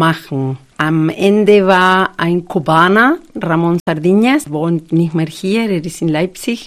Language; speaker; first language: German; non-native, fluent; Spanish